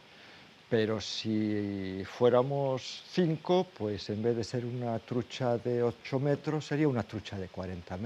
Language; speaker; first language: Spanish; native; Spanish